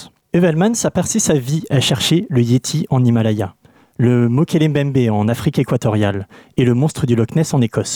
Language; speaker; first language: French; native; French